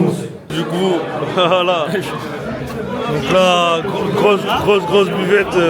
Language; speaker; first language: French; native; French